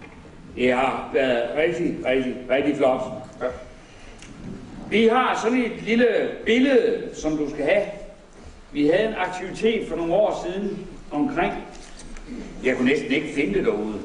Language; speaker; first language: Danish; native; Danish